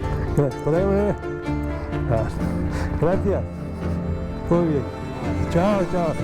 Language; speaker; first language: Spanish; non-native, learner; Persian